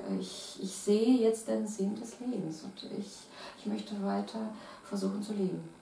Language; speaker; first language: German; non-native, fluent; Russian